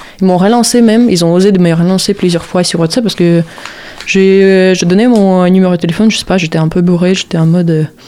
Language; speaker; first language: French; non-native, fluent; Russian